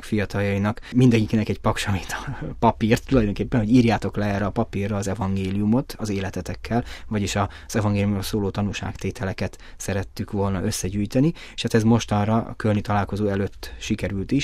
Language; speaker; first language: Hungarian; native; Hungarian